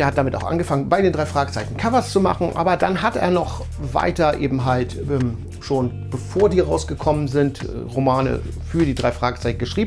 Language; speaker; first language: German; native; German